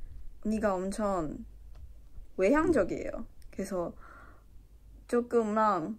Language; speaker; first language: Korean; non-native, learner; Chinese